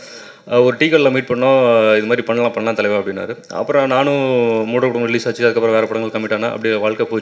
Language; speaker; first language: Tamil; native; Tamil